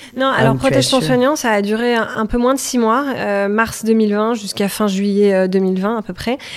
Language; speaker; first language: French; native; French